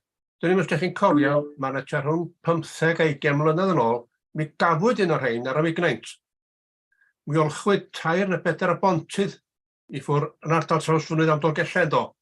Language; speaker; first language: Welsh; native; Welsh